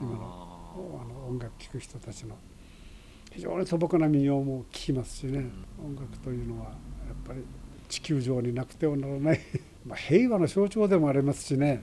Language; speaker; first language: Japanese; native; Japanese